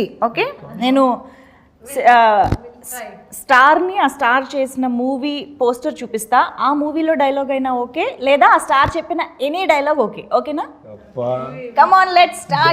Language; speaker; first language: Telugu; native; Telugu